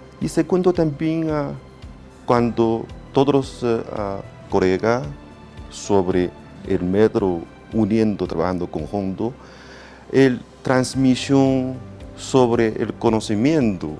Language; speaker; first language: Spanish; non-native, learner; Chinese